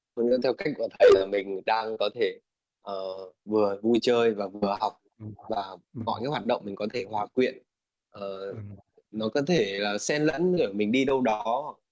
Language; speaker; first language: Vietnamese; native; Vietnamese